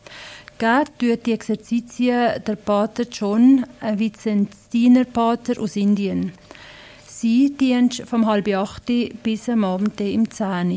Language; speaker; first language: German; native; German